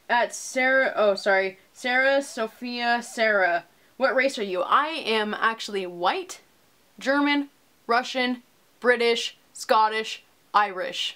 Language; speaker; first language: English; native; English